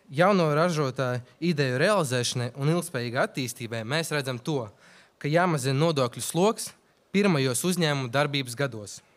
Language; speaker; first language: Latvian; non-native, local second language; Russian